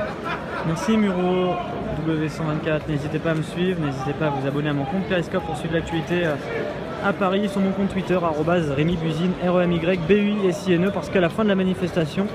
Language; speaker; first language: French; native; French